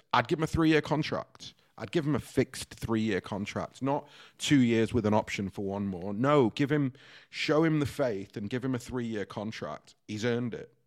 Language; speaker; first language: English; native; English